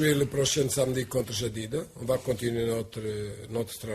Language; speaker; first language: French; non-native, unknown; Portuguese